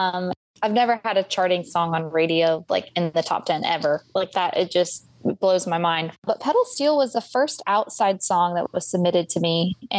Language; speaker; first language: English; native; English